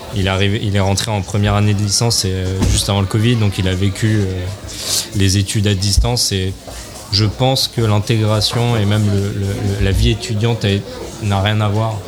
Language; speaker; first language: French; native; French